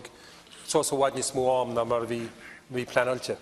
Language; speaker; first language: Irish; native; Irish